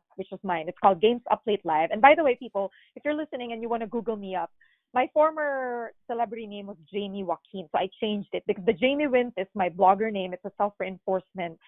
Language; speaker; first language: English; non-native, local second language; Filipino